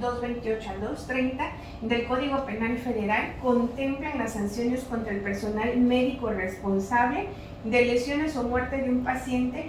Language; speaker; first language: Spanish; native; Spanish